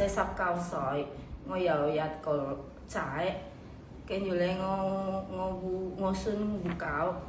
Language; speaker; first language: Cantonese; non-native, learner; Indonesian